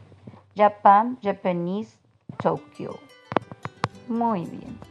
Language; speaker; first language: English; non-native, learner; Spanish